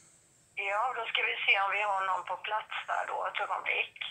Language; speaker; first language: Swedish; native; Swedish